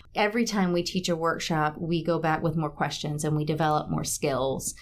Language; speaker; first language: English; native; English